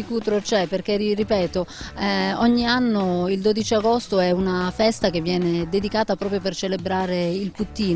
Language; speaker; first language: Italian; native; Italian